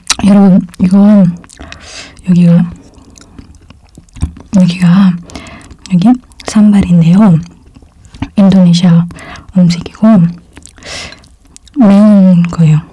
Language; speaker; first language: Korean; non-native, fluent; Indonesian